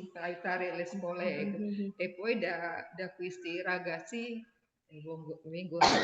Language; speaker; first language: Italian; non-native, learner; Indonesian